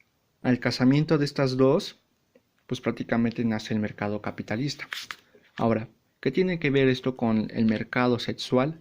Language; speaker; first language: Spanish; native; Spanish